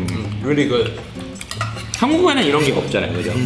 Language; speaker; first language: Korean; native; Korean